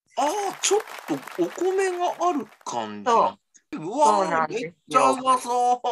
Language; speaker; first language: Japanese; native; Japanese